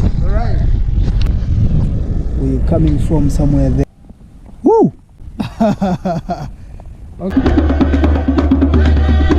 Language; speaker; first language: English; non-native, local second language; Swahili